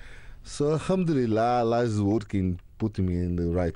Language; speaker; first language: English; non-native, learner; Portuguese